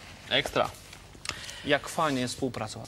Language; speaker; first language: Polish; non-native, fluent; French